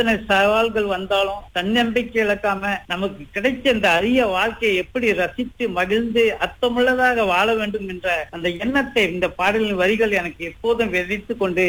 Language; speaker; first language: Tamil; early bilingual, heritage; Tamil